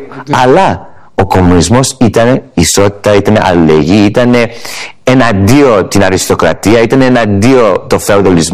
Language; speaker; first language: Greek; early bilingual, heritage; English